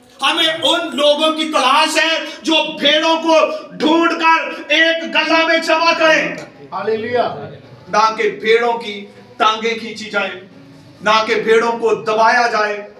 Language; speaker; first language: Urdu; non-native, local second language; Punjabi